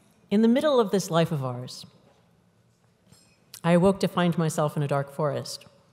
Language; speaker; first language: English; native; English